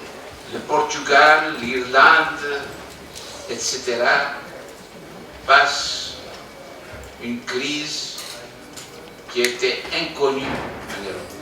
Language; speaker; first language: French; non-native, fluent; Greek